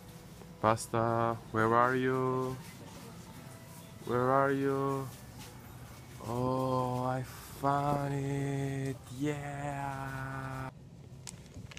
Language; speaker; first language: English; non-native, learner; Italian